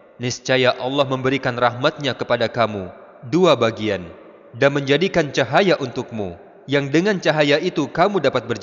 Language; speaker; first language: Indonesian; native; Indonesian